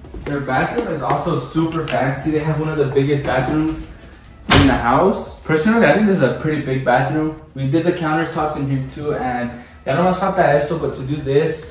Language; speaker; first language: English; early bilingual, other home language; Spanish